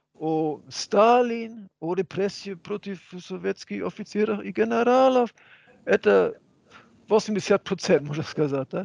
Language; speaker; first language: Russian; non-native, fluent; German